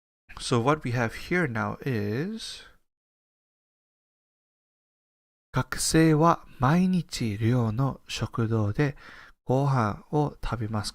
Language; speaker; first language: Japanese; non-native, fluent; English